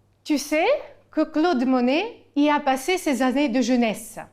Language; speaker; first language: French; non-native, fluent; Ukrainian